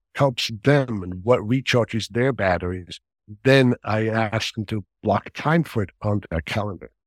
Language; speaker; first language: English; non-native, fluent; German